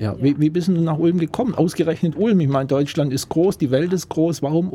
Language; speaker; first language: German; native; German